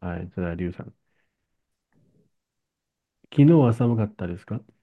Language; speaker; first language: Japanese; non-native, fluent; Chinese